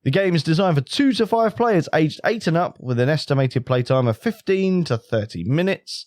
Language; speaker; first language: English; native; English